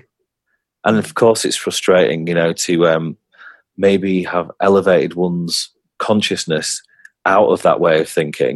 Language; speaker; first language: English; native; English